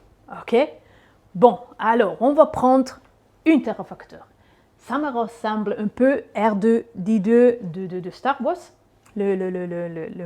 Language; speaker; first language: French; non-native, local second language; Swiss German